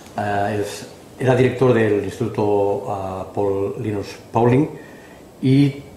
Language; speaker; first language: Spanish; native; Spanish